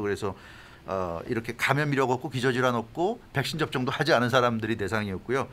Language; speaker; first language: Korean; native; Korean